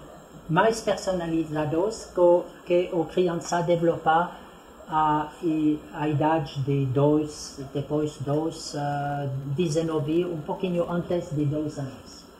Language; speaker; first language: Portuguese; non-native, fluent; French